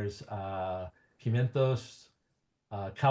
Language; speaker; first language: Spanish; non-native, learner; English